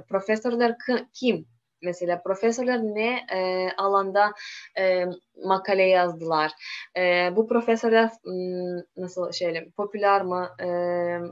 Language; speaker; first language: Turkish; non-native, learner; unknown